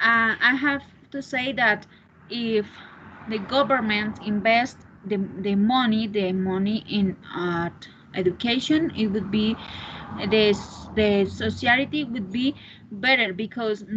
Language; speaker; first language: English; non-native, learner; Spanish